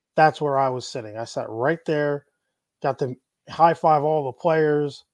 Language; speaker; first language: English; native; English